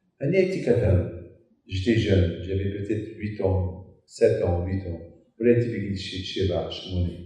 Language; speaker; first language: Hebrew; non-native, fluent; Arabic